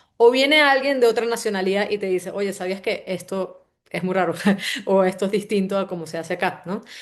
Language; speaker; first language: Spanish; native; Spanish